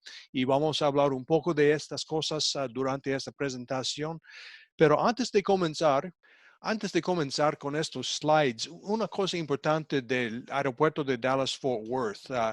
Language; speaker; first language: Spanish; non-native, fluent; English